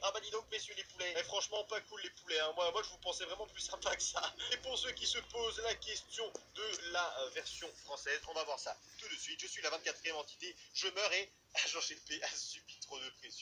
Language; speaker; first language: French; native; French